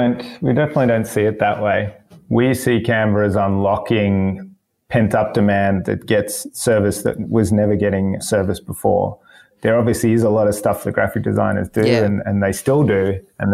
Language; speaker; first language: English; native; English